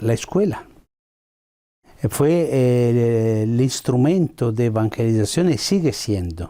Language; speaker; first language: Spanish; non-native, fluent; Italian